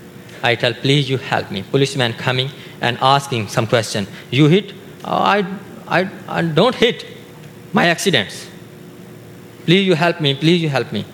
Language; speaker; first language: English; non-native, learner; Urdu